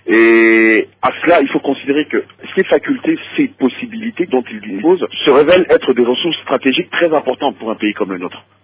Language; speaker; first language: French; non-native, local second language; Lingala